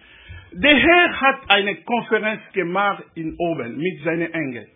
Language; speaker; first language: German; non-native, learner; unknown